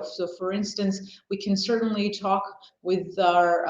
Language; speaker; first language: English; non-native, fluent; Armenian